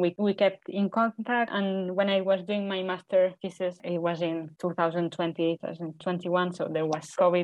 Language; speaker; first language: English; non-native, fluent; Spanish